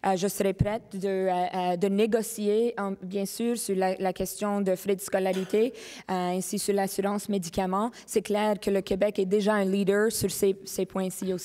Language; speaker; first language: French; non-native, local second language; English